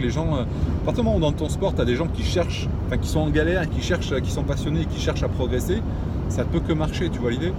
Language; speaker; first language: French; native; French